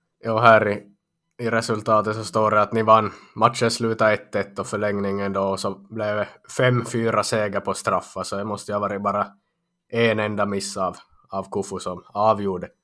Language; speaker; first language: Swedish; native; Swedish